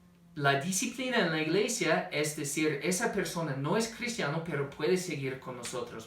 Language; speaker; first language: Spanish; non-native, fluent; English